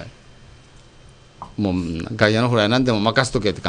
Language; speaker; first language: Japanese; native; Japanese